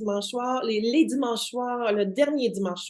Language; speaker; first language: French; native; French